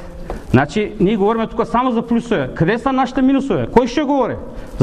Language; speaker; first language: Bulgarian; non-native, local second language; Turkish